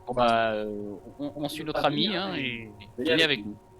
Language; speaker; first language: French; native; French